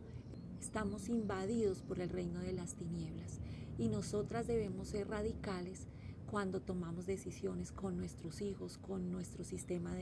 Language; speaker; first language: Spanish; native; Spanish